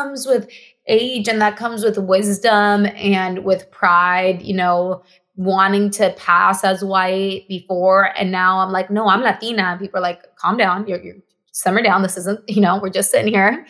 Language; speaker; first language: English; non-native, fluent; Spanish